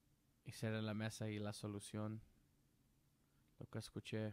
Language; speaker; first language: Spanish; non-native, learner; English